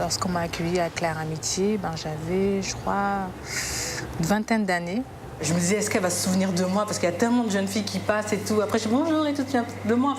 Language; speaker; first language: French; native; French